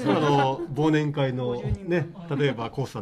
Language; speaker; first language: Japanese; native; Japanese